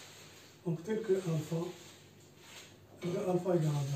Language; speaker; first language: French; non-native, local second language; Arabic